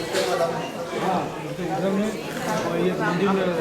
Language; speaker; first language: Hindi; non-native, local second language; Bangla